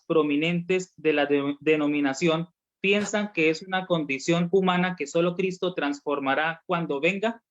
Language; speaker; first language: Spanish; native; Spanish